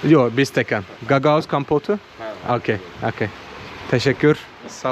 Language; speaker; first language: Turkish; non-native, fluent; Azerbaijani